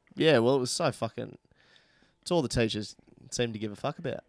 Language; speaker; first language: English; native; English